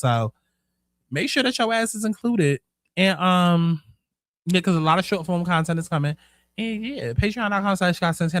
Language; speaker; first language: English; native; English